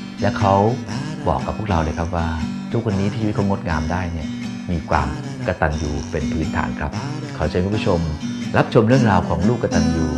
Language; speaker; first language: Thai; native; Thai